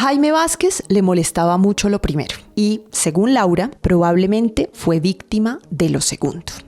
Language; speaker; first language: Spanish; native; Spanish